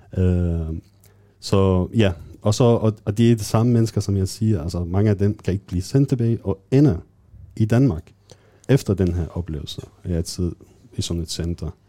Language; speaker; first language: Danish; non-native, fluent; Arabic